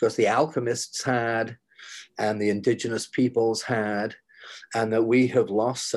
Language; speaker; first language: English; native; English